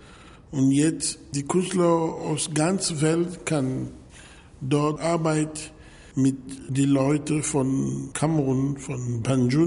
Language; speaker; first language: German; non-native, learner; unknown